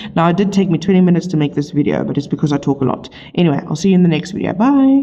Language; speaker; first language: English; non-native, local second language; Afrikaans